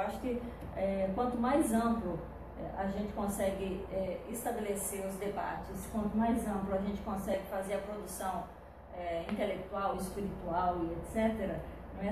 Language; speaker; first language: Portuguese; native; Portuguese